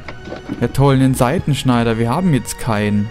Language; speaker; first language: German; native; German